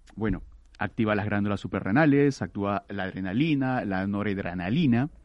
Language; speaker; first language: Spanish; native; Spanish